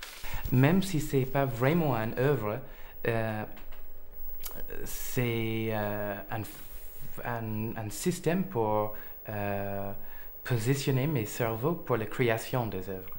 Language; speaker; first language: French; non-native, fluent; English